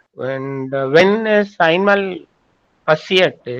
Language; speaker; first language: German; non-native, learner; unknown